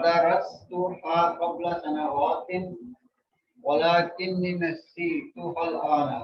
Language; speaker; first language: Arabic; non-native, learner; Urdu